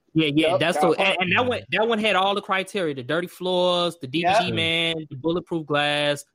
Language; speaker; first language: English; native; English